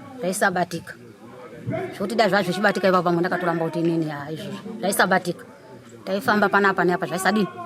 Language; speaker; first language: Shona; native; Shona